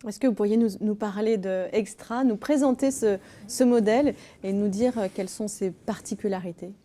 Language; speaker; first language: French; native; French